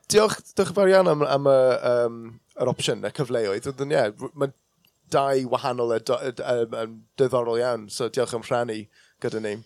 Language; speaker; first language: Welsh; non-native, local second language; English